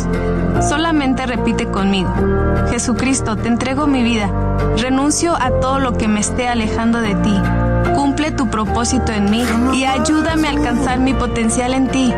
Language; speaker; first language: Spanish; native; Spanish